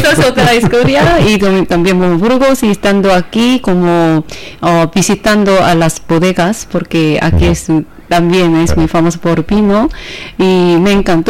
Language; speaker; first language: Spanish; non-native, learner; Korean